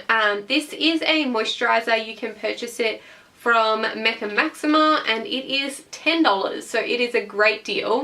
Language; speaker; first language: English; native; English